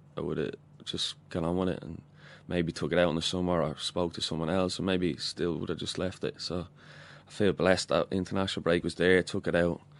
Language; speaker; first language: English; native; English